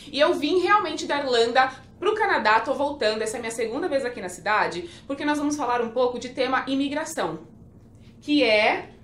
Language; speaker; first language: Portuguese; native; Portuguese